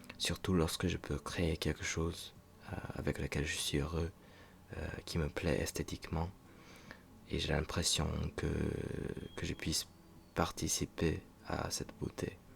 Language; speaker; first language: French; non-native, fluent; English